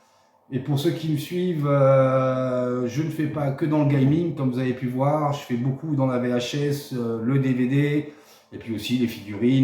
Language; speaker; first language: French; native; French